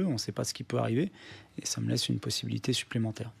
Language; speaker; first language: French; native; French